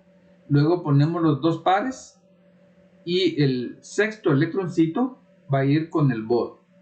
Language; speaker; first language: Spanish; native; Spanish